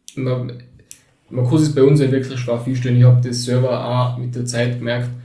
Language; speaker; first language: German; early bilingual, other home language; Turkish